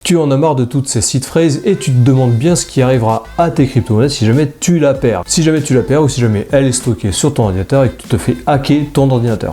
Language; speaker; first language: French; native; French